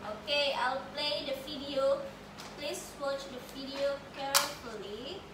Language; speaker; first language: English; non-native, learner; Indonesian